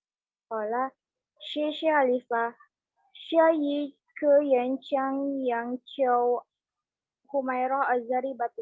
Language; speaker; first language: Chinese; non-native, learner; Indonesian